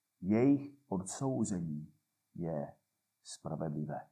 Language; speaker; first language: Czech; non-native, fluent; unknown